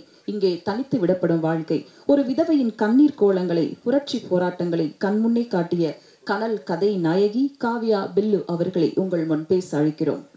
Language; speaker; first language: Tamil; native; Tamil